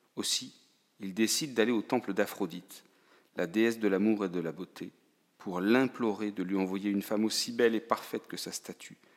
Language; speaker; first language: French; native; French